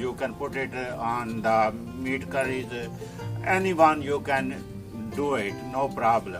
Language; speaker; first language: English; non-native, learner; Punjabi